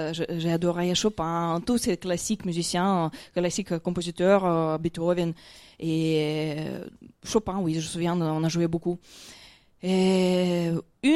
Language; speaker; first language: French; non-native, fluent; Ukrainian